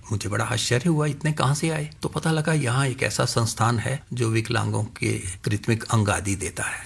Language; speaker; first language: Hindi; non-native, local second language; Punjabi